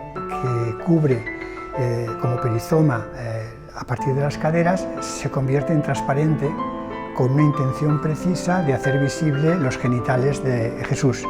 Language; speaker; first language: Spanish; native; Spanish